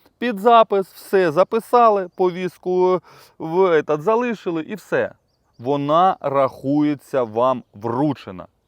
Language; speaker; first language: Ukrainian; non-native, local second language; Russian